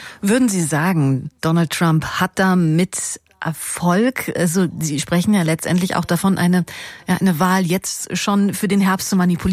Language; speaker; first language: German; native; German